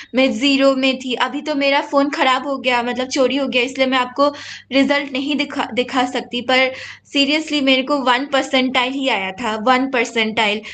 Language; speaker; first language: Hindi; non-native, local second language; Assamese